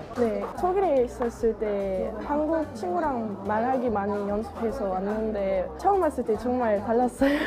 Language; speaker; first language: Korean; non-native, learner; German